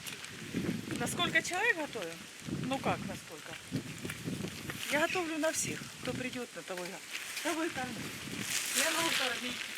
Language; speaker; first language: Russian; native; Russian